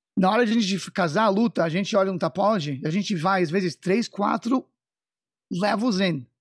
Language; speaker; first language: Portuguese; non-native, fluent; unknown